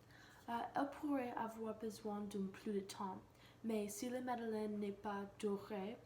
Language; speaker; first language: French; non-native, learner; English